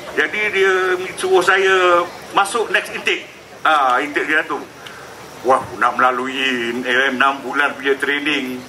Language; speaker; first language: Malay; native; Malay